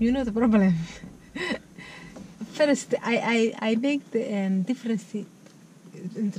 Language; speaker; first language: English; non-native, learner; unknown